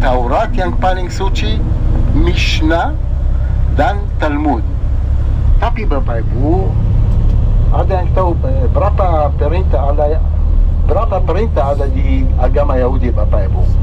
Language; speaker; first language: Indonesian; non-native, fluent; Hebrew